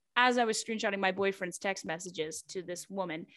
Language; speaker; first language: English; native; English